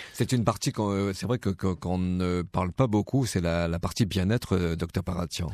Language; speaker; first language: French; native; French